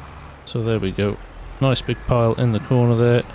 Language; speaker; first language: English; native; English